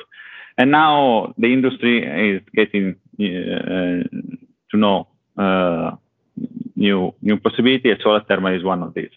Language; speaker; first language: English; non-native, fluent; Italian